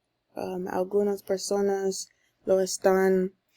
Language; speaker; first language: Spanish; non-native, learner; English